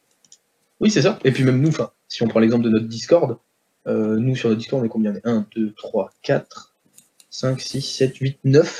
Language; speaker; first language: French; native; French